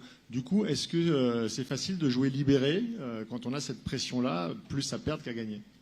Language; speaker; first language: French; native; French